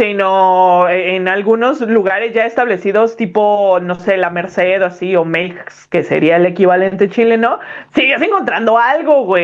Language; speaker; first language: Spanish; native; Spanish